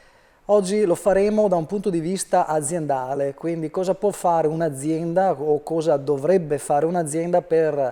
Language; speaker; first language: Italian; native; Italian